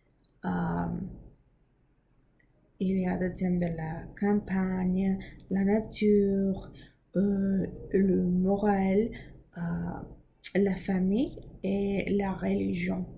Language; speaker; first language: French; non-native, learner; English